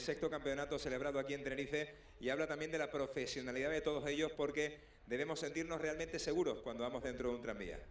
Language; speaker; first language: Spanish; native; Spanish